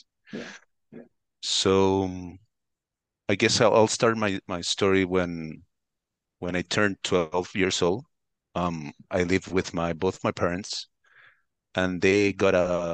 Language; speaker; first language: English; non-native, fluent; Spanish